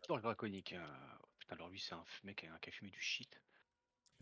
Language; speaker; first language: French; native; French